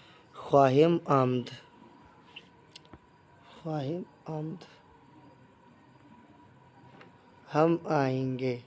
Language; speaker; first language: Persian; non-native, fluent; Urdu